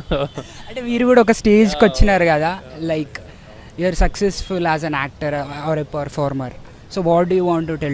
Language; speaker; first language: Telugu; native; Telugu